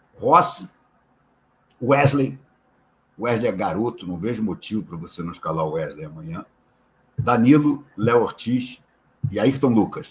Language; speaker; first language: Portuguese; native; Portuguese